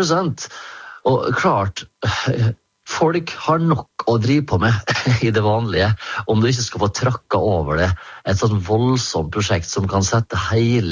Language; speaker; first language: Norwegian; native; Norwegian